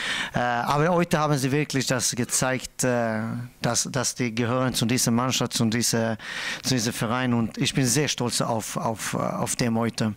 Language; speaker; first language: German; non-native, fluent; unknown